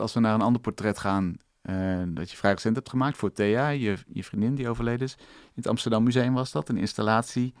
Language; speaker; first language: Dutch; native; Dutch